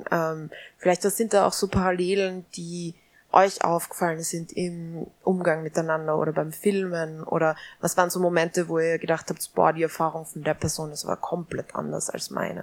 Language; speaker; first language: German; native; German